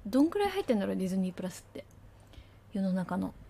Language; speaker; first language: Japanese; native; Japanese